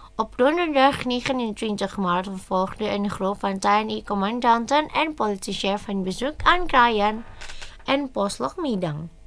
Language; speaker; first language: Dutch; non-native, learner; Indonesian